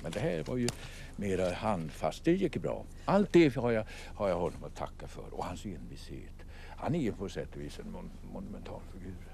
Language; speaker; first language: Swedish; native; Swedish